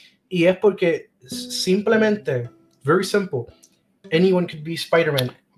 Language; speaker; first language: English; non-native, local second language; Spanish